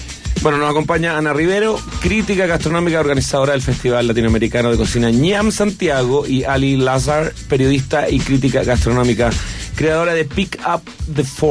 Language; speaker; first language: Spanish; native; Spanish